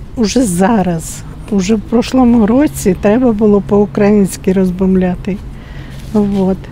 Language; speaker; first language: Ukrainian; non-native, local second language; Russian